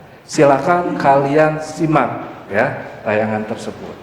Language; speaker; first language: Indonesian; native; Indonesian